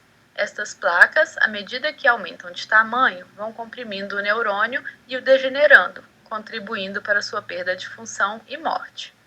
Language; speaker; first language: Portuguese; native; Portuguese